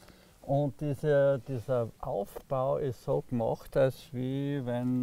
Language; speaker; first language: German; native; German